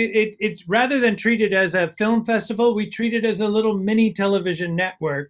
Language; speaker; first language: English; native; English